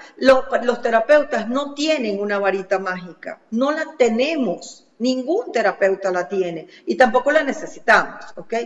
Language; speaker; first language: Spanish; native; Spanish